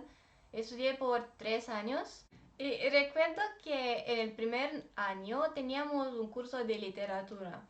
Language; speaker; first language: Spanish; non-native, fluent; Romanian